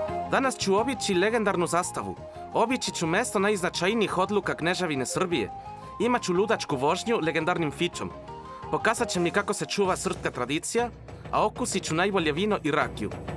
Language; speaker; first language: Croatian; non-native, fluent; Spanish